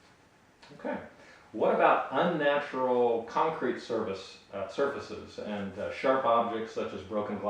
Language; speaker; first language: English; native; English